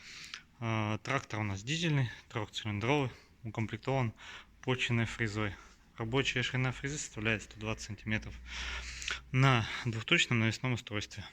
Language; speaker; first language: Russian; native; Russian